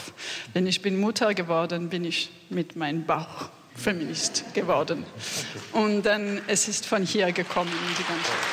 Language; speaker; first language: German; non-native, learner; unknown